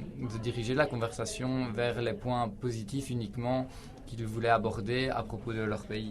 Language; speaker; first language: French; native; French